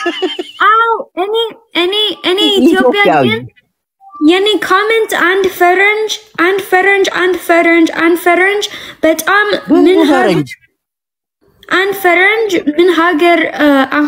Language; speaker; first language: Amharic; non-native, learner; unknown